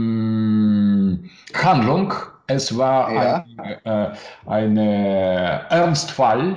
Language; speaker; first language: German; non-native, learner; Russian